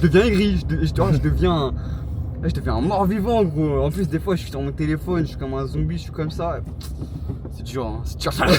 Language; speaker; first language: French; native; French